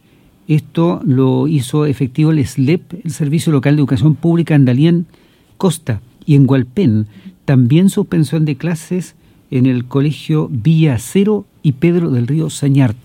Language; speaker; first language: Spanish; native; Spanish